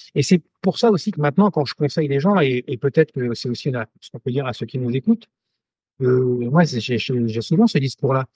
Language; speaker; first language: French; native; French